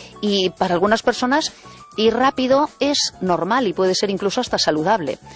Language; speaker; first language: Spanish; native; Spanish